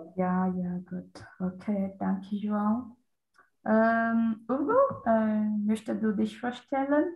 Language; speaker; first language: German; non-native, learner; Portuguese